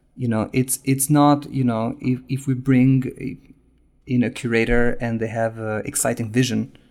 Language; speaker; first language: English; non-native, fluent; Albanian